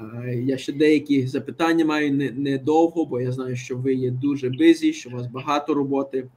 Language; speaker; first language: Ukrainian; early bilingual, heritage; Ukrainian